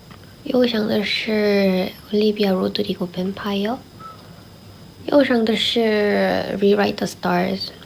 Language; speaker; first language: Chinese; non-native, learner; Korean